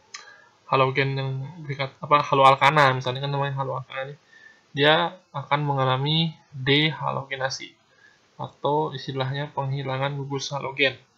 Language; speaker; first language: Indonesian; native; Indonesian